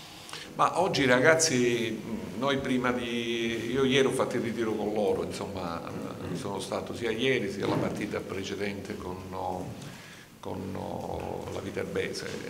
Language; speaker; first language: Italian; native; Italian